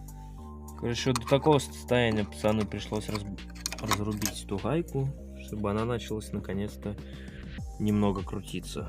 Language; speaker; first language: Russian; native; Russian